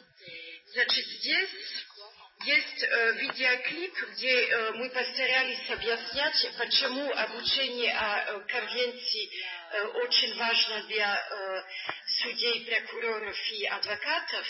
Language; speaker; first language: Russian; non-native, learner; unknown